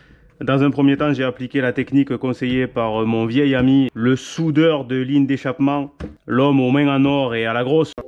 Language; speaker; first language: French; native; French